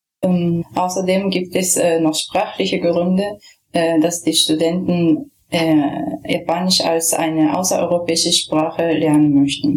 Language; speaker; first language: German; non-native, fluent; Japanese